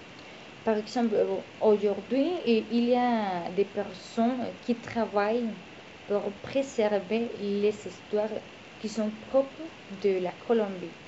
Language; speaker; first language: French; non-native, learner; Spanish